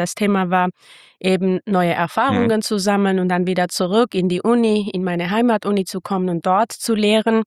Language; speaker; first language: German; non-native, fluent; Armenian